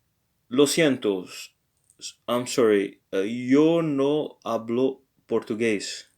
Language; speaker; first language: Spanish; non-native, learner; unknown